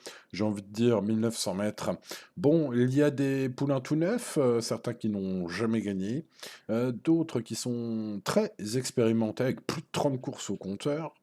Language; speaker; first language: French; native; French